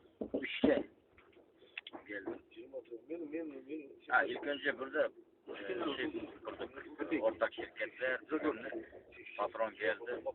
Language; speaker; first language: Turkish; non-native, learner; Kazakh